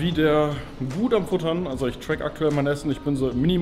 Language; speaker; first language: German; native; German